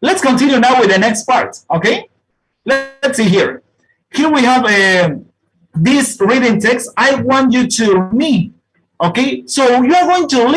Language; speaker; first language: English; non-native, fluent; Spanish